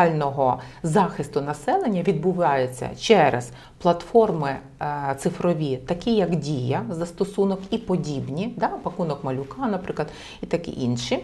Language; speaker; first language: Ukrainian; native; Ukrainian